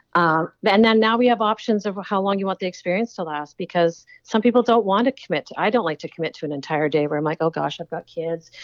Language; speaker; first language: English; native; English